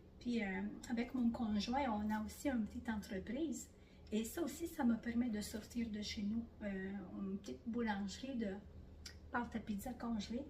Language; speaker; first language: French; non-native, fluent; Italian